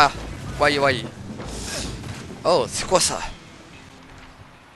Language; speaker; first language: French; native; French